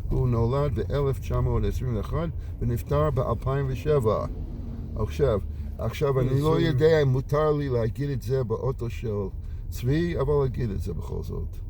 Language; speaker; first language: Hebrew; non-native, fluent; English